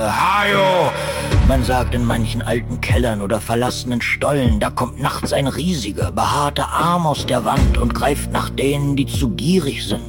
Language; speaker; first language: German; native; German